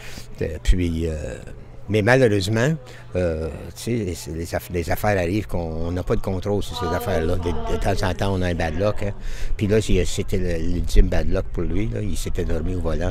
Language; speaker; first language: French; native; French